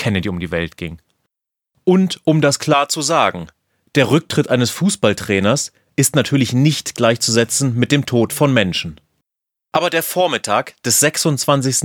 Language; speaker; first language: German; native; German